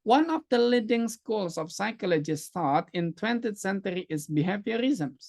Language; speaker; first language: English; non-native, fluent; Indonesian